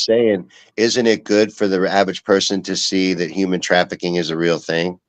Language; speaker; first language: English; native; English